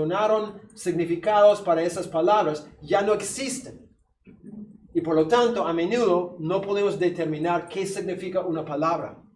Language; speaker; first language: Spanish; non-native, fluent; English